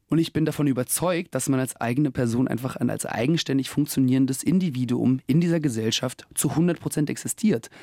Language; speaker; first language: German; early bilingual, other home language; Russian